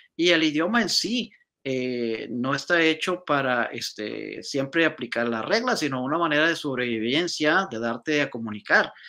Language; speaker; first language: Spanish; native; Spanish